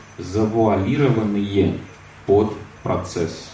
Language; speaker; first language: Russian; native; Russian